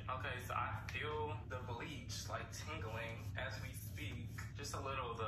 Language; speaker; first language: English; native; English